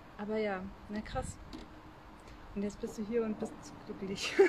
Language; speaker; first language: German; native; German